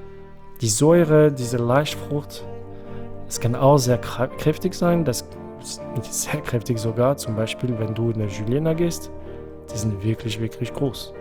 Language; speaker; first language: German; non-native, fluent; French